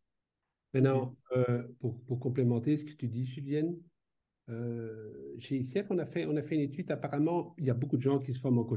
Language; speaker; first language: French; native; French